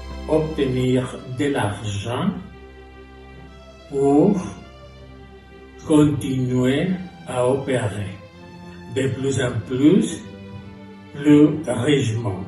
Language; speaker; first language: French; non-native, fluent; Spanish